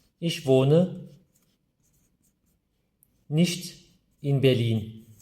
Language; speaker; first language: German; non-native, fluent; Turkish